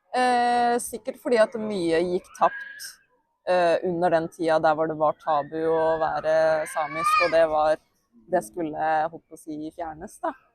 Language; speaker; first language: Norwegian; native; Norwegian